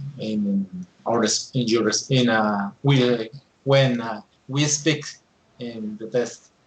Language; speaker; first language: English; non-native, learner; Spanish